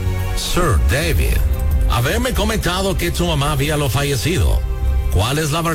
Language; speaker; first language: Spanish; non-native, learner; English